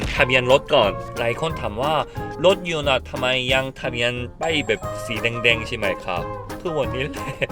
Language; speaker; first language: Thai; non-native, fluent; Korean